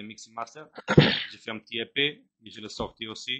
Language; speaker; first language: French; non-native, fluent; Portuguese